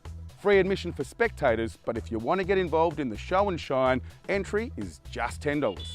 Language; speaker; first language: English; native; English